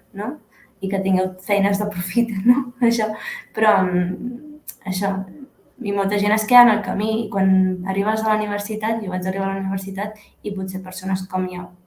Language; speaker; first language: Catalan; early bilingual, other home language; Arabic